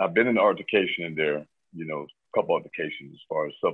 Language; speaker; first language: English; native; English